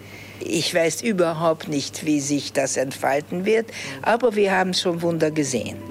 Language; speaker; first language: German; early bilingual, heritage; Hungarian